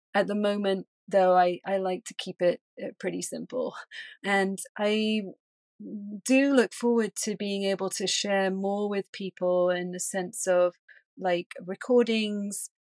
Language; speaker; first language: English; native; English